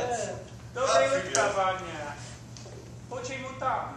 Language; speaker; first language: Russian; non-native, learner; English